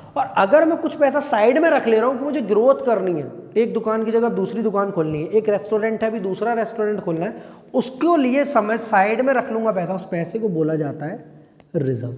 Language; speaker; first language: Hindi; native; Hindi